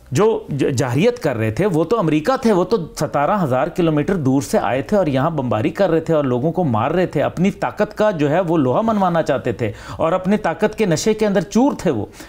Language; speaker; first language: Urdu; native; Urdu